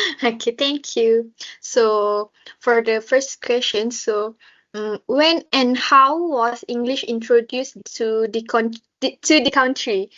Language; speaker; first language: English; non-native, local second language; Malay